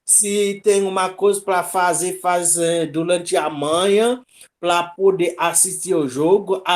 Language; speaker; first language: Portuguese; non-native, local second language; Haitian Creole